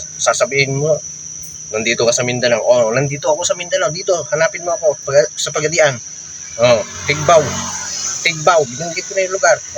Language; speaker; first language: Filipino; non-native, local second language; Cebuano